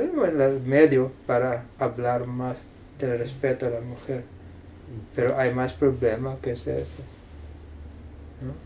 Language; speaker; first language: Spanish; non-native, fluent; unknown